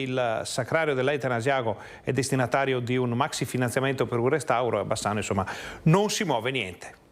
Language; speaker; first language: Italian; native; Italian